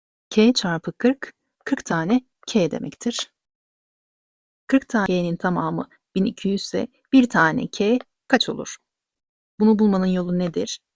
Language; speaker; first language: Turkish; native; Turkish